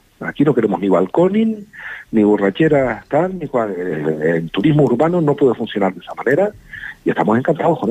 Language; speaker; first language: Spanish; native; Spanish